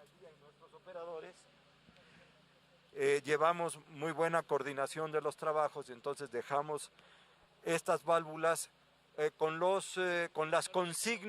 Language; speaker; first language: Spanish; native; Spanish